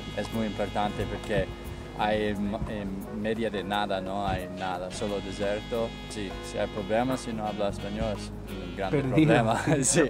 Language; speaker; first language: Spanish; non-native, learner; Italian